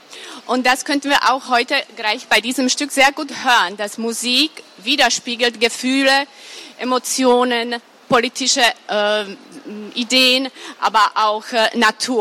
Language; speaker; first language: German; non-native, fluent; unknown